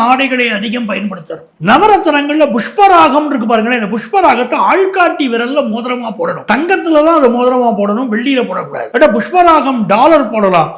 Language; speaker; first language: Tamil; native; Tamil